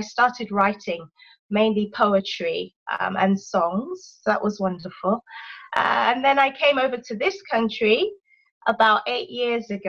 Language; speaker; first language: English; native; English